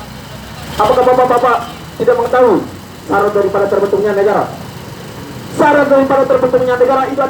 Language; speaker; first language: Indonesian; native; Indonesian